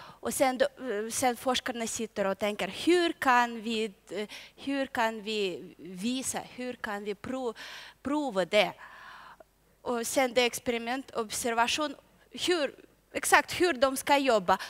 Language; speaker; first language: Swedish; non-native, learner; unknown